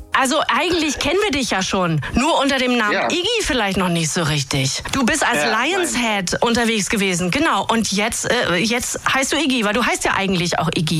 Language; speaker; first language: German; native; German